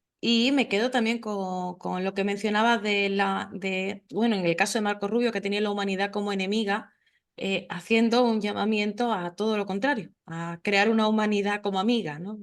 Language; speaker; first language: Spanish; native; Spanish